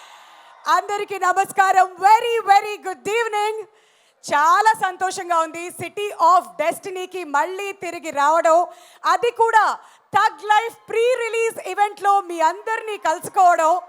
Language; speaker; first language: Telugu; native; Telugu